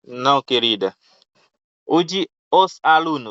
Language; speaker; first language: Portuguese; non-native, fluent; Haitian Creole